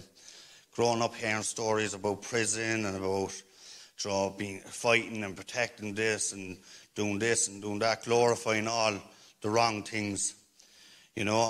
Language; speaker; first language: English; native; English